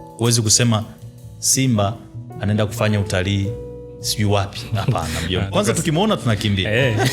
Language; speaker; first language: Swahili; native; Swahili